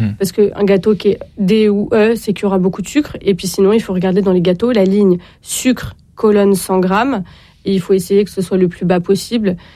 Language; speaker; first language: French; native; French